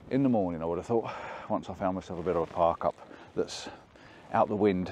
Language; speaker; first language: English; native; English